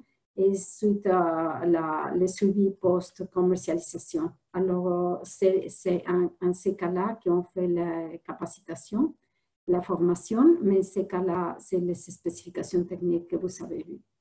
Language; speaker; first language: French; non-native, fluent; Spanish